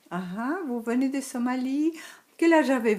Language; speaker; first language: French; non-native, learner; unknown